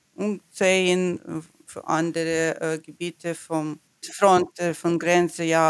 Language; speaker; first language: German; non-native, learner; Ukrainian